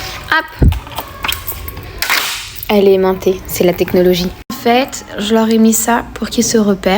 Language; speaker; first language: French; native; French